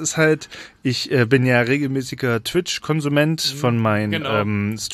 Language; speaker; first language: German; native; German